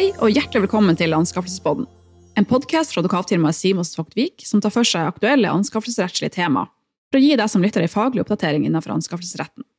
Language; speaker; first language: Norwegian; native; Norwegian